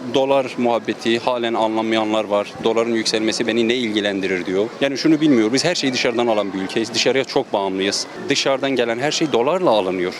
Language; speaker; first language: Turkish; native; Turkish